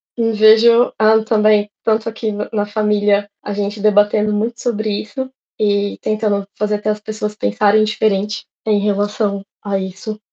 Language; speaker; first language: Portuguese; native; Portuguese